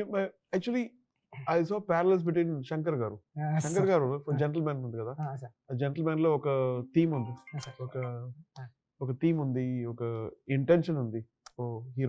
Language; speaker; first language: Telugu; non-native, learner; Tamil